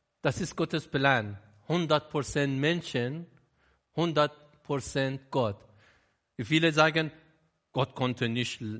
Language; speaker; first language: German; non-native, learner; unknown